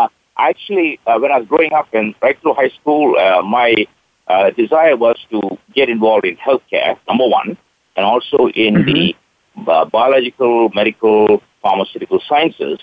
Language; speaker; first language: English; non-native, local second language; Tamil